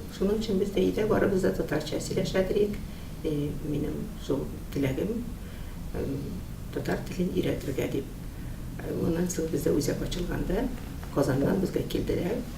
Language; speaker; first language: Tatar; early bilingual, heritage; Tatar